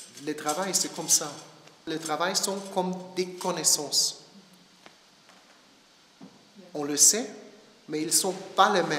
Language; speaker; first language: French; non-native, learner; German